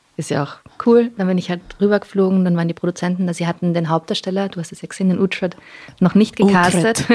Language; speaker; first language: German; non-native, local second language; English